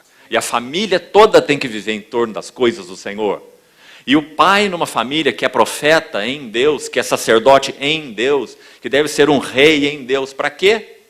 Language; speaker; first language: Portuguese; native; Portuguese